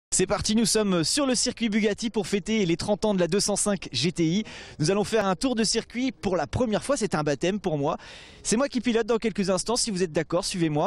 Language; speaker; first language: French; native; French